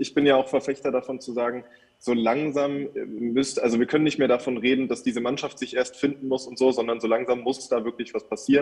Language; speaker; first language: German; native; German